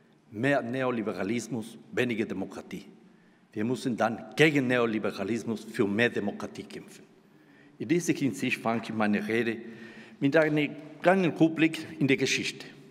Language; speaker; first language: German; non-native, fluent; Spanish